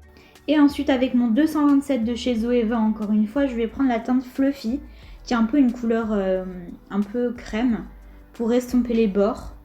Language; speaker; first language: French; native; French